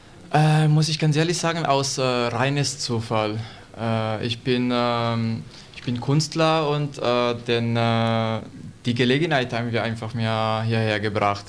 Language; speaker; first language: German; non-native, learner; Italian